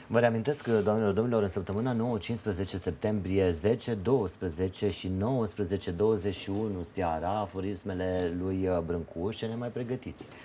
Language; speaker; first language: Romanian; native; Romanian